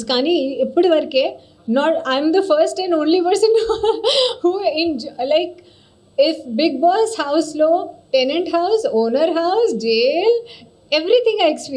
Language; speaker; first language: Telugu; non-native, learner; Hindi